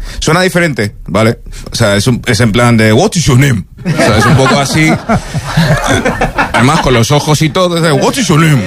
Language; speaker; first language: Spanish; early bilingual, other home language; English